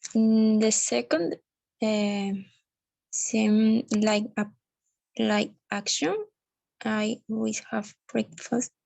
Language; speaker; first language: English; non-native, learner; Spanish